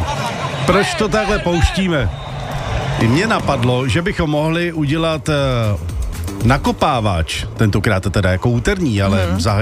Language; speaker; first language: Czech; native; Czech